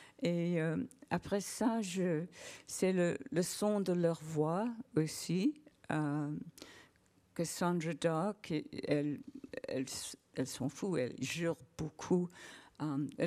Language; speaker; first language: French; non-native, learner; English